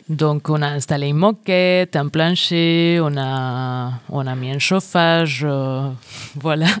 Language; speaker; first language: French; non-native, fluent; Spanish